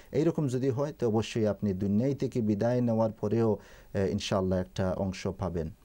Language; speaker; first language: Bangla; native; Bangla